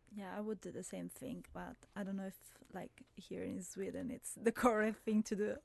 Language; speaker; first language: English; non-native, fluent; Italian